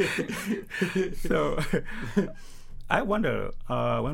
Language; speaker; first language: English; early bilingual, other home language; Arabic